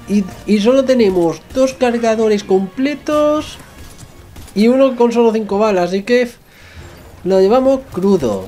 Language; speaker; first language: Spanish; native; Spanish